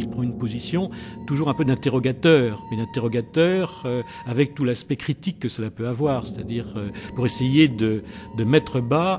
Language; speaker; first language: French; native; French